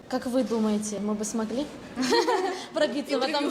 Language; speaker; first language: Russian; native; Russian